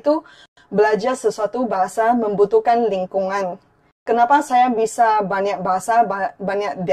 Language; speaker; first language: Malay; non-native, fluent; Chinese